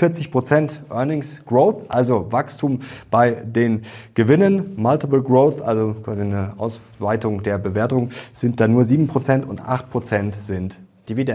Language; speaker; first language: German; native; German